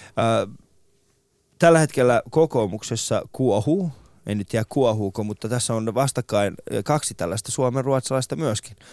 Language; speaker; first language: Finnish; early bilingual, other home language; Persian